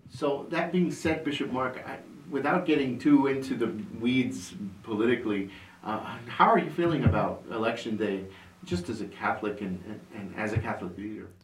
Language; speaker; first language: English; early bilingual, other home language; Spanish